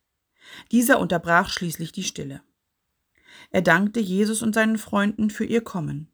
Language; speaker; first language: German; native; German